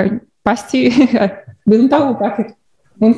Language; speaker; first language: Indonesian; non-native, learner; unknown